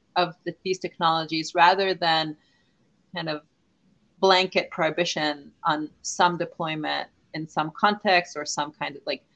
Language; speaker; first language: English; non-native, fluent; Hebrew